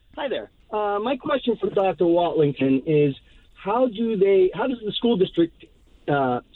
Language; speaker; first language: English; native; English